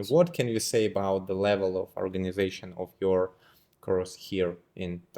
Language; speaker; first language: English; non-native, fluent; Russian